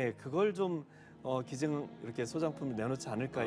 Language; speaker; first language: Korean; native; Korean